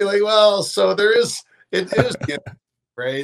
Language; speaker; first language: English; native; English